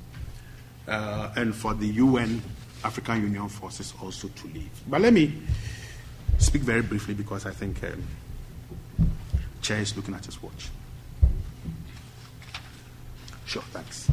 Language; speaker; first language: English; non-native, local second language; Akan